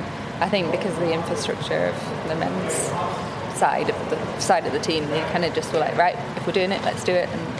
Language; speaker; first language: English; native; English